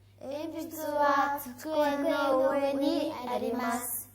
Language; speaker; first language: Japanese; non-native, learner; Mongolian